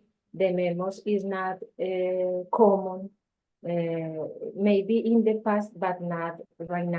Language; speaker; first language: English; non-native, learner; Spanish